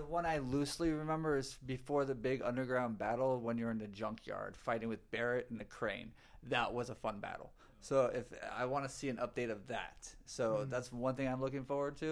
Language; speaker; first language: English; native; English